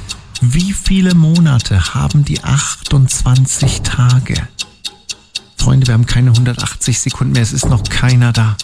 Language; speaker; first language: German; native; German